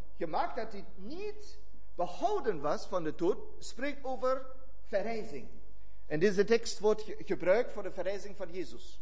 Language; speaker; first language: Dutch; non-native, fluent; German